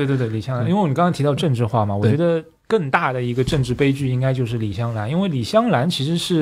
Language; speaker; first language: Chinese; native; Chinese